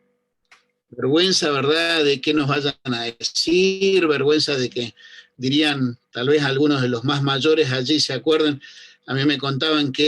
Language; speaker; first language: Spanish; native; Spanish